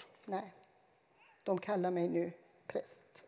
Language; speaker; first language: Swedish; non-native, fluent; Persian